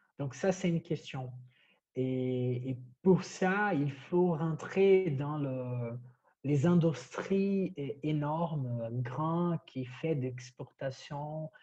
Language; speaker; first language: French; non-native, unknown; Portuguese